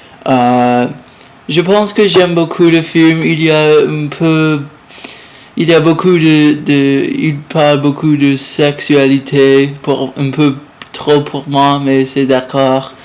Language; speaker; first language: French; non-native, learner; English